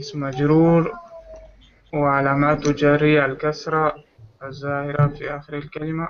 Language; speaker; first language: Arabic; non-native, learner; French